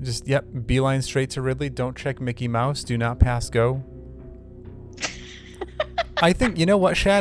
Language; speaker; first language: English; native; English